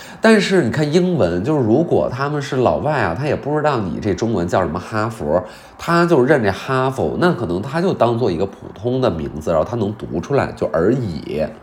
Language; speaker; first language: Chinese; native; Chinese